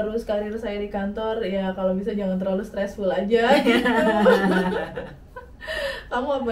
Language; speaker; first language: Indonesian; native; Indonesian